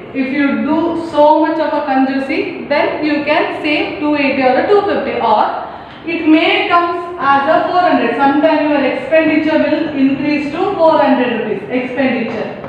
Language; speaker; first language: English; non-native, local second language; Kannada